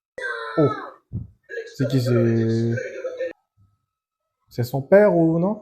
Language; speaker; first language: French; native; French